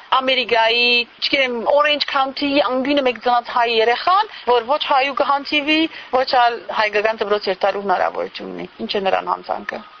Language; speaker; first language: Armenian; early bilingual, heritage; Armenian